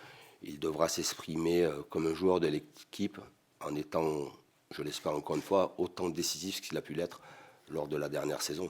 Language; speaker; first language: French; native; French